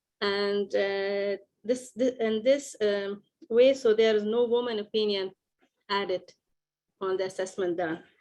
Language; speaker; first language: English; non-native, fluent; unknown